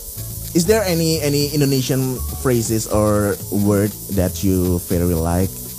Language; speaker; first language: English; non-native, fluent; Indonesian